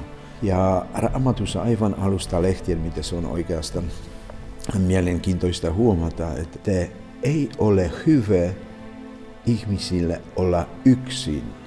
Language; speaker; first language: Finnish; non-native, fluent; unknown